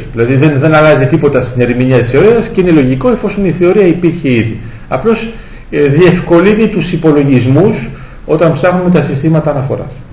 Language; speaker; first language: Greek; early bilingual, heritage; Greek